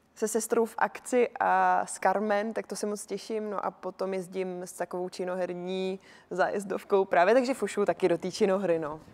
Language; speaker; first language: Czech; native; Czech